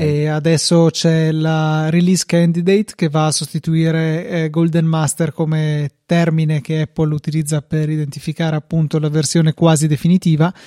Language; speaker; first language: Italian; native; Italian